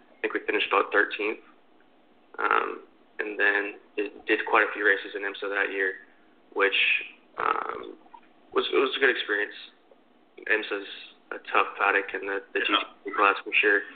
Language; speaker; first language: English; native; English